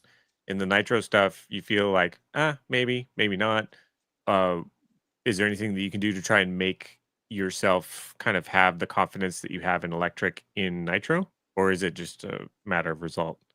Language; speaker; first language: English; native; English